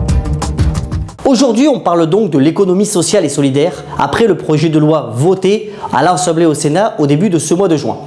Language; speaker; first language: French; native; French